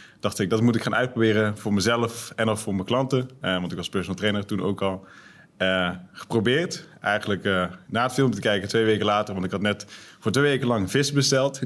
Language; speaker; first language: Dutch; native; Dutch